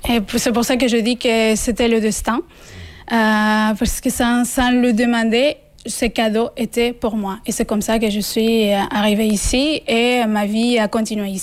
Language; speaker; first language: French; non-native, fluent; Spanish